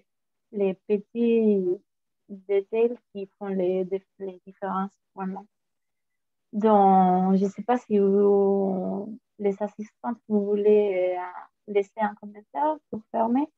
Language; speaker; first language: French; non-native, fluent; Spanish